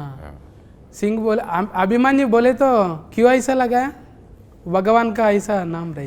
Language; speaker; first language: Hindi; non-native, local second language; Telugu